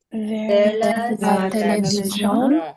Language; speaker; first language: Spanish; non-native, learner; English